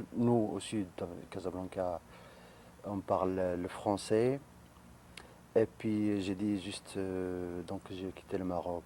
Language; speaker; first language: French; non-native, local second language; Arabic